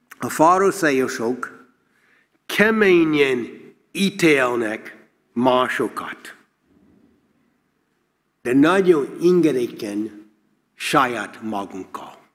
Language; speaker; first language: Hungarian; non-native, learner; English